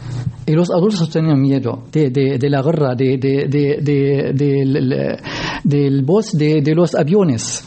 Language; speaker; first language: Spanish; non-native, learner; Arabic